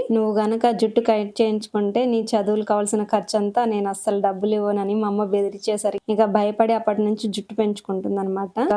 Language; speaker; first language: Telugu; non-native, local second language; Lambadi